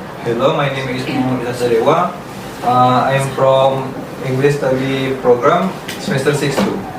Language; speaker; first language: English; non-native, learner; Indonesian